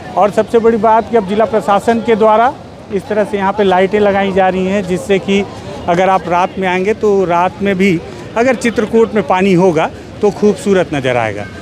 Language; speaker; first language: Hindi; native; Hindi